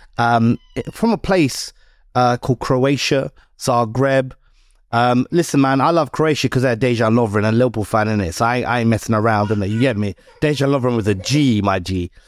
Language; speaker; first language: English; native; English